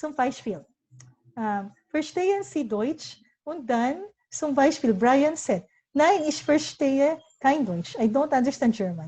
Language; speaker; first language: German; non-native, learner; Filipino